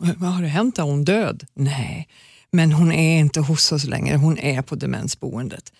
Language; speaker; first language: Swedish; native; Swedish